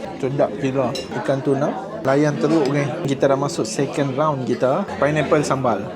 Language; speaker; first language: Malay; native; Malay